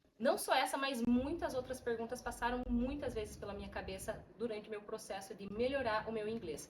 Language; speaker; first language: Portuguese; native; Portuguese